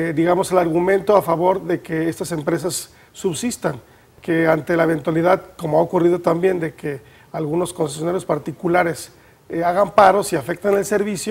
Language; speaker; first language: Spanish; native; Spanish